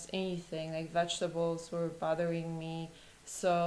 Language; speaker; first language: English; non-native, fluent; Polish